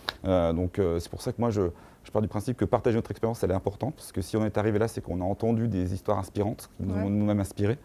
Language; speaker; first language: French; native; French